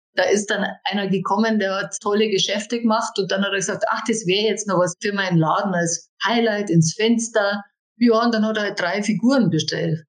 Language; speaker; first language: German; native; German